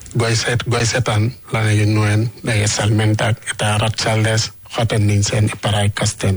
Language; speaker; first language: Basque; non-native, learner; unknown